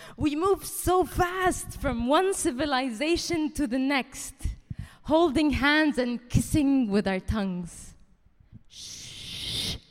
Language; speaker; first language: English; early bilingual, heritage; Arabic